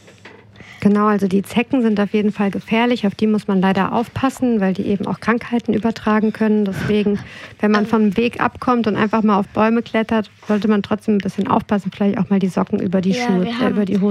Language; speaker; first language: German; native; German